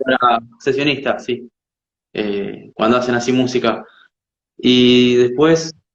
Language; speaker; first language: Spanish; native; Spanish